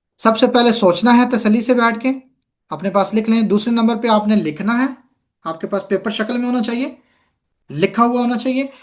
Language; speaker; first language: Urdu; non-native, local second language; Punjabi